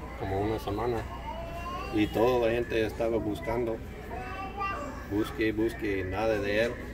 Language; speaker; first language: Spanish; non-native, learner; English